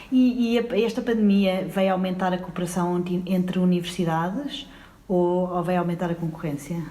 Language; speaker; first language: Portuguese; native; Portuguese